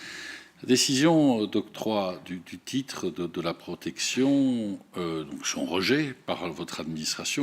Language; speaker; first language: French; native; French